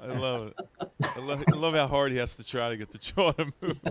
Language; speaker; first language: English; native; English